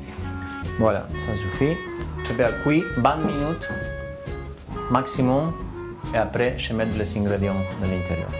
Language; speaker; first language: French; non-native, fluent; Spanish